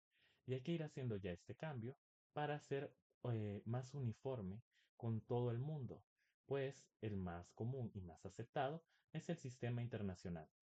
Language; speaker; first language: Spanish; native; Spanish